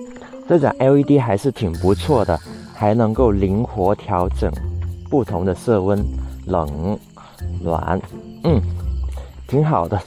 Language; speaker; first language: Chinese; non-native, local second language; Cantonese